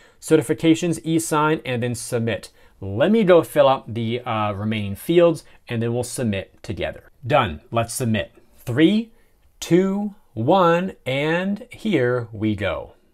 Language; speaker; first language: English; native; English